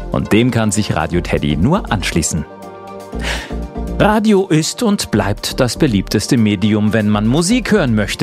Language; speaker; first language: German; native; German